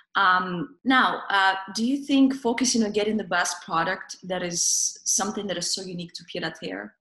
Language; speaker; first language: English; non-native, fluent; Russian